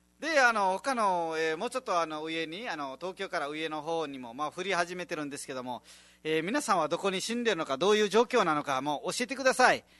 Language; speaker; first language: Japanese; non-native, fluent; Nepali